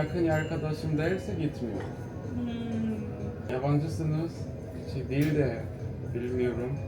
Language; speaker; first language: Turkish; non-native, fluent; Korean